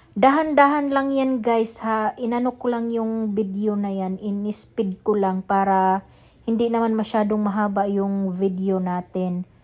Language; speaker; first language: Filipino; non-native, local second language; Cebuano